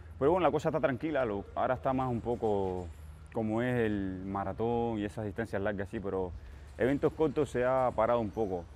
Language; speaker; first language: Spanish; native; Spanish